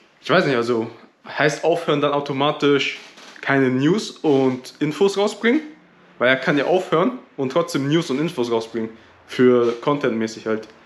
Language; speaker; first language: German; native; German